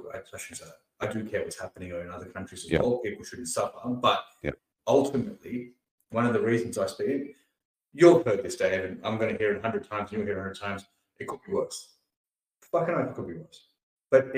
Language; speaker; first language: English; early bilingual, other home language; Punjabi